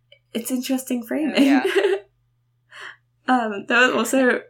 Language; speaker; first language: English; native; English